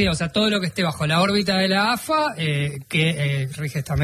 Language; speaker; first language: Spanish; native; Spanish